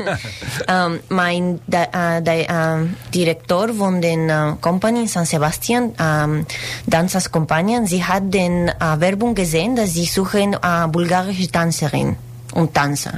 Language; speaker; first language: German; non-native, learner; Spanish